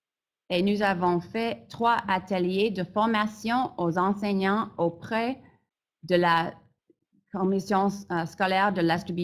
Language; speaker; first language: French; non-native, fluent; English